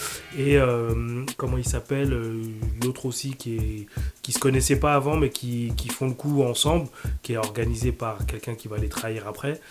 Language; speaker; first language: French; native; French